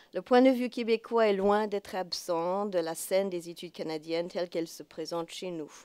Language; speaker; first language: French; non-native, fluent; English